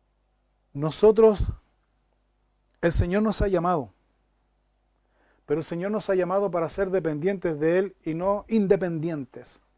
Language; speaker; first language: Spanish; native; Spanish